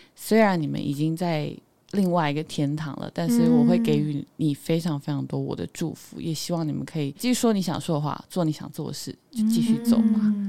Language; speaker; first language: Chinese; non-native, local second language; Hakka Chinese